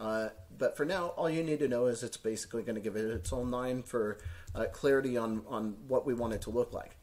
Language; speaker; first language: English; native; English